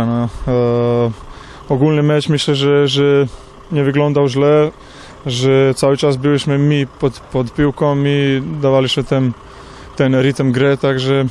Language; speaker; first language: Polish; non-native, fluent; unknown